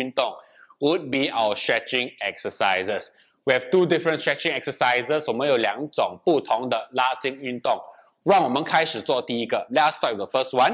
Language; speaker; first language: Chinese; non-native, local second language; English